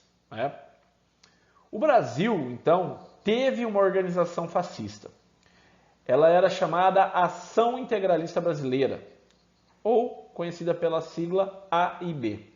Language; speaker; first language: Portuguese; native; Portuguese